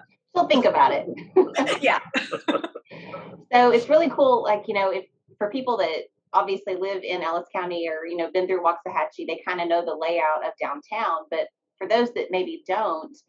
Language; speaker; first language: English; native; English